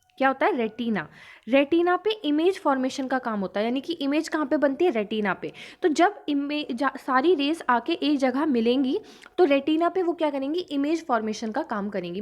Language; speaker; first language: Hindi; native; Hindi